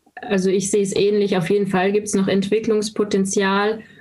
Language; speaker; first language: German; native; German